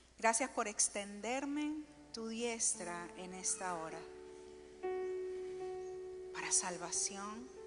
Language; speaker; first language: Spanish; native; Spanish